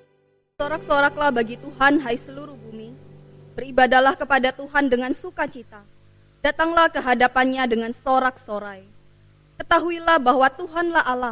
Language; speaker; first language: Indonesian; native; Indonesian